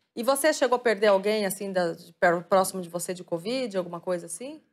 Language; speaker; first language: Portuguese; native; Portuguese